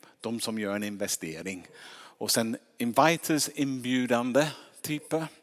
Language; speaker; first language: Swedish; non-native, fluent; English